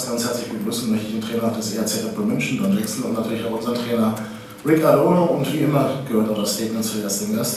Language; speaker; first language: German; native; German